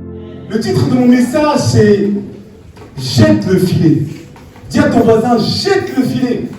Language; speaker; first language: French; native; French